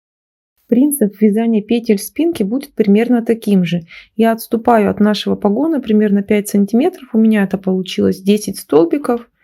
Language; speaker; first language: Russian; native; Russian